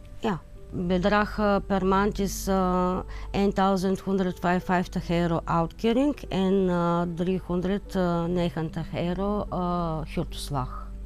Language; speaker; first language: Dutch; non-native, learner; Bulgarian